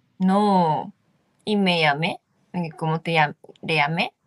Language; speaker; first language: Spanish; non-native, learner; Japanese